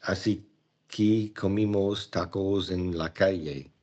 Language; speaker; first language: Spanish; non-native, learner; English